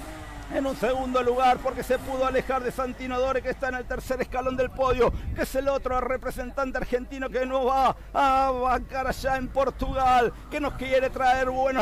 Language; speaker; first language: Spanish; native; Spanish